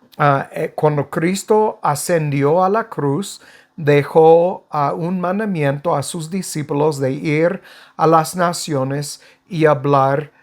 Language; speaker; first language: Spanish; non-native, fluent; English